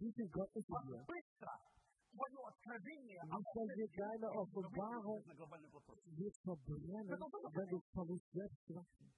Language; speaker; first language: German; non-native, fluent; Russian